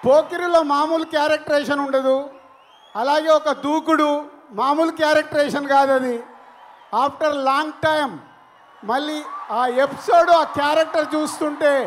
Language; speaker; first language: Telugu; native; Telugu